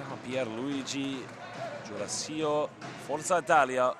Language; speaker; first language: Italian; non-native, learner; English